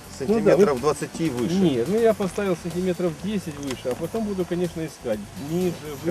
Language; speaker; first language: Russian; non-native, local second language; Ukrainian